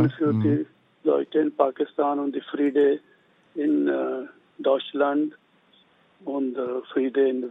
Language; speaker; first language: German; non-native, learner; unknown